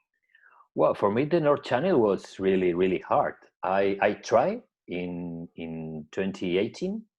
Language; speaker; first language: English; non-native, learner; Spanish